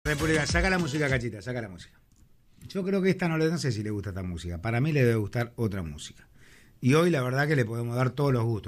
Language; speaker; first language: Spanish; native; Spanish